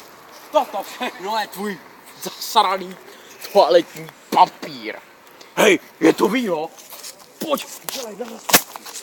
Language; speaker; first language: Czech; native; Czech